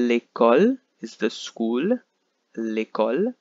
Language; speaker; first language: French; non-native, fluent; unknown